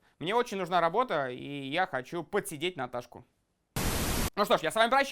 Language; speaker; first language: Russian; native; Russian